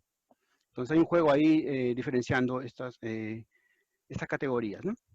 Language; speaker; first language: Spanish; native; Spanish